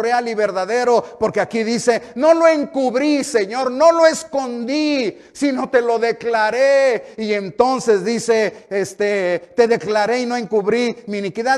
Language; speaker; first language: Spanish; native; Spanish